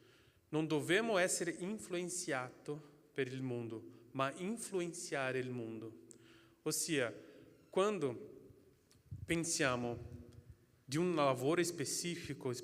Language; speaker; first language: Italian; non-native, fluent; Portuguese